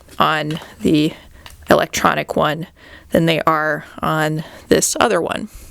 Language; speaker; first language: English; native; English